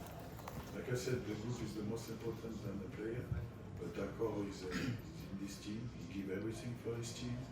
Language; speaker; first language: English; non-native, fluent; French